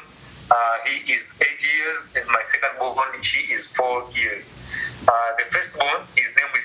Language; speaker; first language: English; non-native, local second language; Swahili